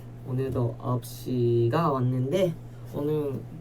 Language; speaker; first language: Korean; non-native, learner; Japanese